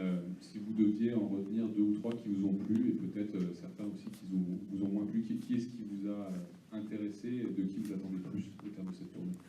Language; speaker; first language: French; native; French